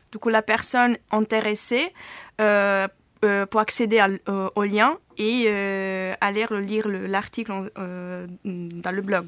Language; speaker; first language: French; non-native, fluent; Italian